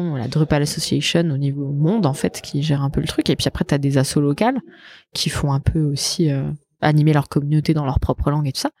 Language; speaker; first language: French; native; French